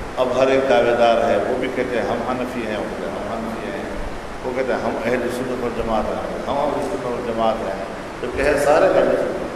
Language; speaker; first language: Urdu; non-native, local second language; Pashto